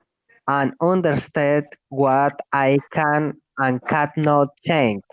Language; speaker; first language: English; non-native, learner; Spanish